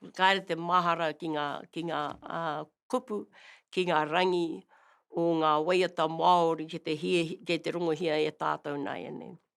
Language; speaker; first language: Māori; native; Māori